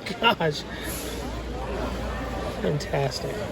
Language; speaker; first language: English; native; English